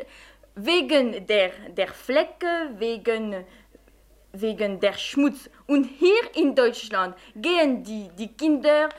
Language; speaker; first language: German; non-native, fluent; French